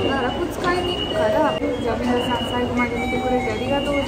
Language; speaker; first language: Japanese; non-native, fluent; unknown